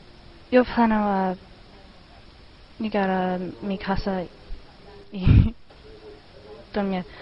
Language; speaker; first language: Spanish; non-native, learner; English